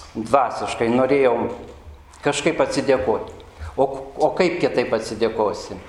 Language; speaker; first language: Lithuanian; native; Lithuanian